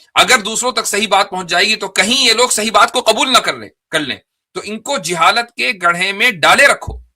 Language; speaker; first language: Urdu; native; Urdu